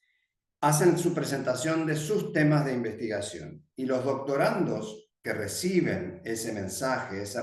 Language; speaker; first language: Spanish; native; Spanish